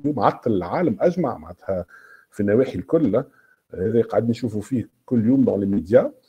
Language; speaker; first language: French; non-native, local second language; Arabic